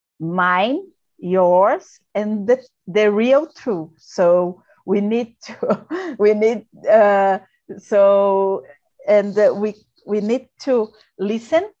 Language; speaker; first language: English; non-native, learner; Portuguese